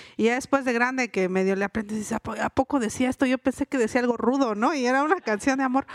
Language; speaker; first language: Spanish; non-native, local second language; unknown